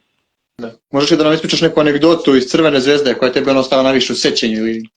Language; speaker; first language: Croatian; native; Croatian